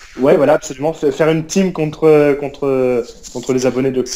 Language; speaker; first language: French; native; French